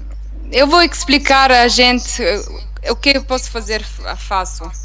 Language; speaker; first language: Portuguese; non-native, learner; Italian